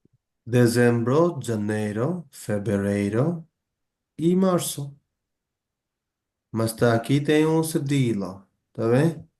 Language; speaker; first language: Portuguese; non-native, fluent; Bangla